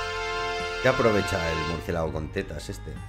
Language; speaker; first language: Spanish; native; Spanish